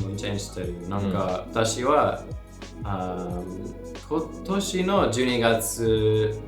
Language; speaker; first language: Japanese; non-native, learner; English